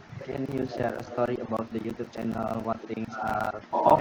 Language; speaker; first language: English; non-native, learner; Indonesian